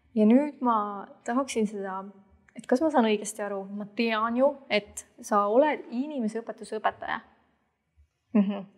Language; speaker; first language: Estonian; native; Estonian